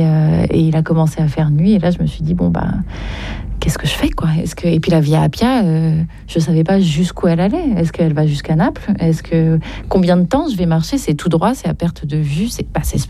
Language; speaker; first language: French; native; French